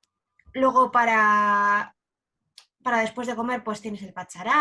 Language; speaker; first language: Spanish; native; Spanish